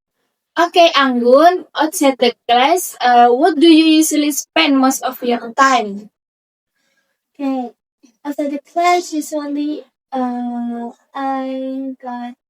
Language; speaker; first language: English; non-native, learner; Indonesian